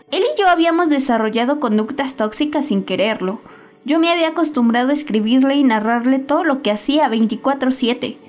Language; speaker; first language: Spanish; native; Spanish